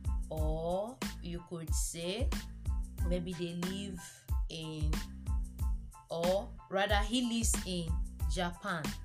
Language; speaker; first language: English; non-native, local second language; Yoruba